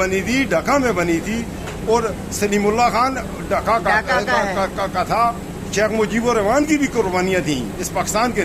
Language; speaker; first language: Hindi; native; Hindi